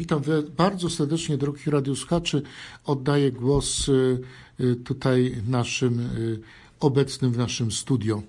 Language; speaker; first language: Polish; native; Polish